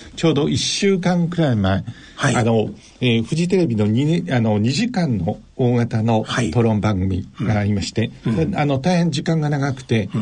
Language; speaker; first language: Japanese; native; Japanese